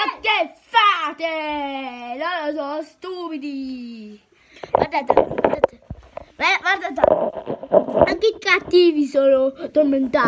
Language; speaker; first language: Italian; early bilingual, heritage; Italian